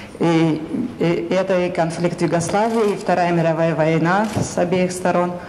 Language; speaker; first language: Russian; native; Russian